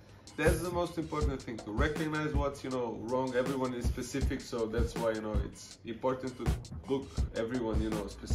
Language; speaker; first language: English; non-native, fluent; Serbian